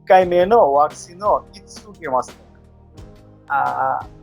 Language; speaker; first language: Japanese; non-native, fluent; Bangla